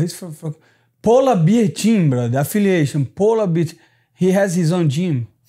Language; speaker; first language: English; non-native, fluent; Portuguese